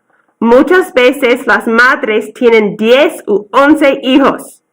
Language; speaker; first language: Spanish; non-native, fluent; English